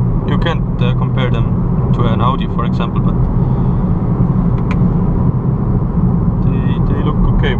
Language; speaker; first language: English; non-native, fluent; Estonian